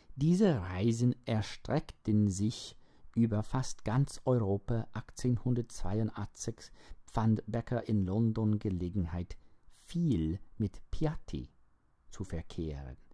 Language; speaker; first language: German; non-native, fluent; English